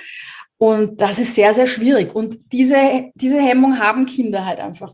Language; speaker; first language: German; native; German